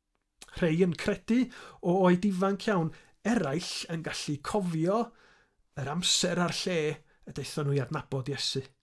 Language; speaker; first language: Welsh; native; Welsh